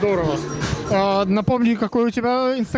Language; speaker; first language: Russian; native; Russian